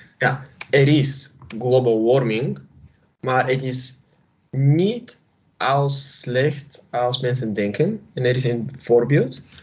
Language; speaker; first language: Dutch; non-native, learner; Bulgarian